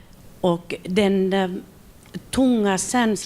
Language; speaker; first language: Swedish; non-native, local second language; Finnish